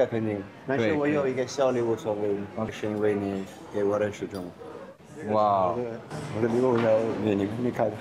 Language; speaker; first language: Chinese; non-native, learner; Italian